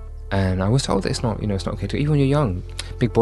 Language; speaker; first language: English; native; English